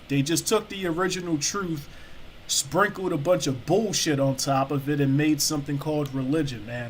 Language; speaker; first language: English; native; English